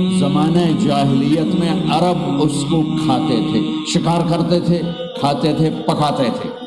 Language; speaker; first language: Urdu; non-native, local second language; Punjabi